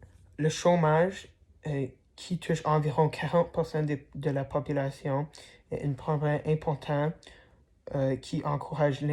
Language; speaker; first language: French; non-native, learner; English